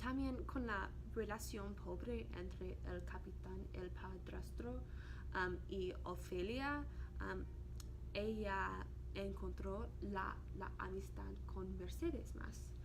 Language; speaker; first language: Spanish; non-native, learner; English